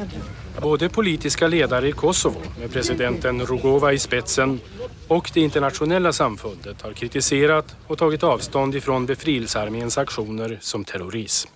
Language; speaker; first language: Swedish; native; Swedish